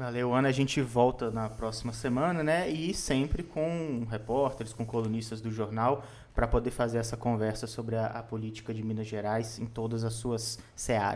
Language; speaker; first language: Portuguese; native; Portuguese